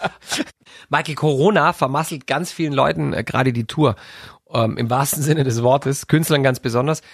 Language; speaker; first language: German; native; German